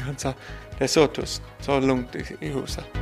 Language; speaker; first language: Swedish; non-native, learner; English